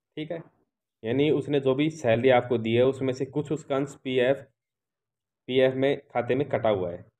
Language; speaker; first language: Hindi; native; Hindi